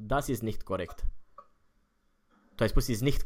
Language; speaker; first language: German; non-native, fluent; Romanian